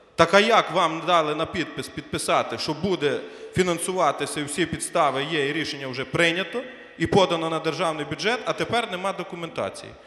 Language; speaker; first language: Ukrainian; native; Ukrainian